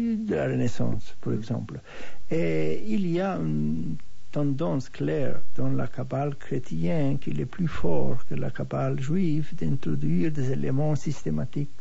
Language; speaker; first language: French; non-native, fluent; Hebrew